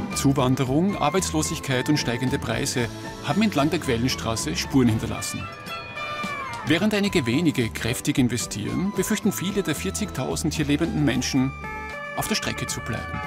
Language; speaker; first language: German; native; German